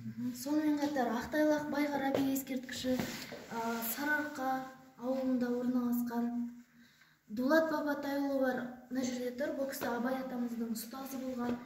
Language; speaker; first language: Kazakh; native; Kazakh